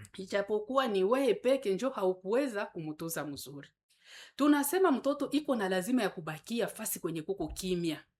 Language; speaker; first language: Swahili; native; Swahili